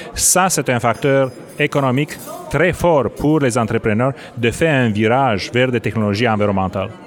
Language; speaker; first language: French; non-native, fluent; Romanian